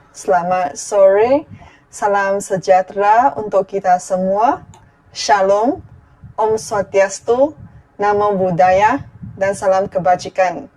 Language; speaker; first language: Malay; non-native, local second language; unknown